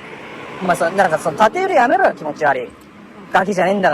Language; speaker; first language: Japanese; native; Japanese